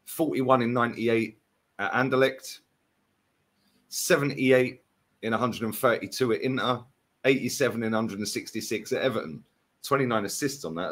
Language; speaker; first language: English; native; English